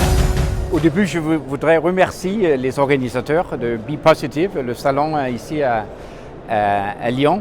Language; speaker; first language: French; non-native, fluent; Danish